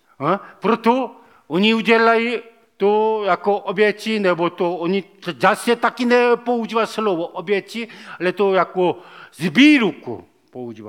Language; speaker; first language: Czech; non-native, learner; Korean